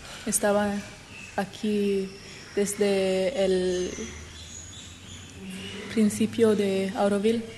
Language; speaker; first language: Spanish; non-native, learner; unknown